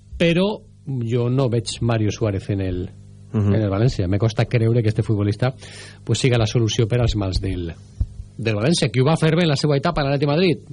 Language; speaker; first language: Catalan; native; Catalan